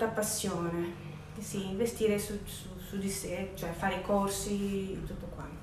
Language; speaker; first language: Italian; non-native, fluent; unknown